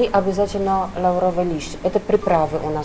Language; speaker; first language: Russian; non-native, fluent; Polish